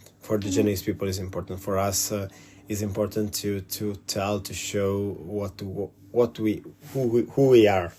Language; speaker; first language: English; non-native, learner; Italian